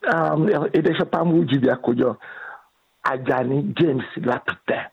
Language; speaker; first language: Hungarian; non-native, learner; Yoruba